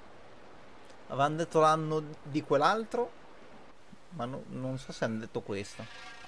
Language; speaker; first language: Italian; native; Italian